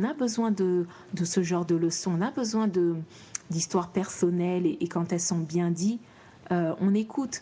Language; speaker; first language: French; native; French